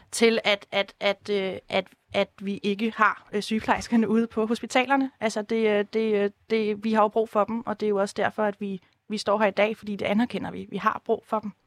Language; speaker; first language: Danish; native; Danish